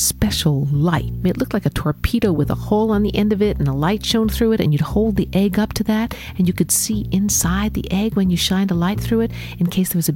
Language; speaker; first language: English; native; English